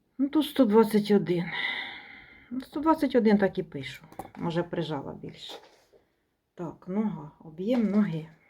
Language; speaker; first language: Ukrainian; non-native, local second language; Russian